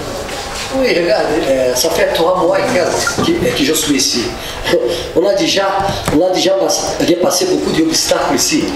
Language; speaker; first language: French; non-native, fluent; Portuguese